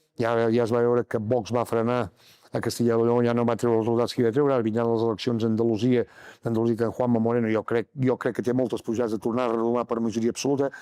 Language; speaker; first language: Catalan; native; Catalan